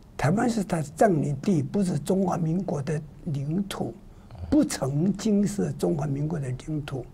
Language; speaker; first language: Chinese; non-native, local second language; Min Nan Chinese